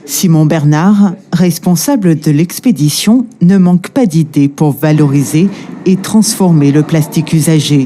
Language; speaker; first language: French; native; French